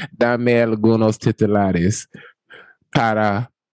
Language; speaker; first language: Spanish; non-native, learner; English